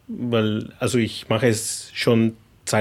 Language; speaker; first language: German; non-native, fluent; Spanish